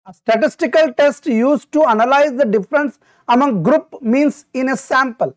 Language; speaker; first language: English; non-native, local second language; Kannada